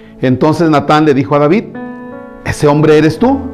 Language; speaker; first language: Spanish; native; Spanish